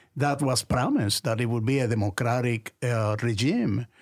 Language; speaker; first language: English; non-native, fluent; Spanish